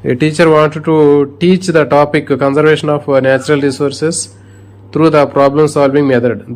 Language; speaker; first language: English; non-native, local second language; Telugu